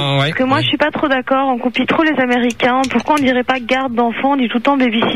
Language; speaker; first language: French; native; French